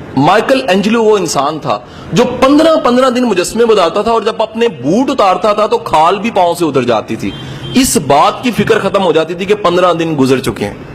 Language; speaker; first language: Urdu; non-native, local second language; Punjabi